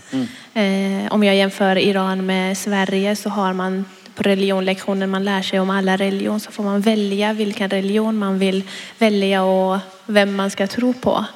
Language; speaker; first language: Swedish; non-native, fluent; Persian